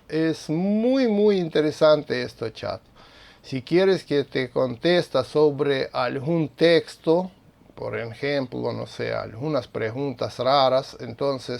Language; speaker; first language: Spanish; non-native, fluent; Russian